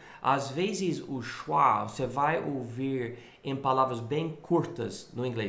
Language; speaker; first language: Portuguese; non-native, fluent; English